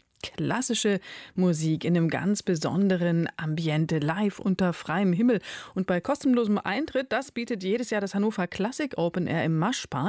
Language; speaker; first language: German; native; German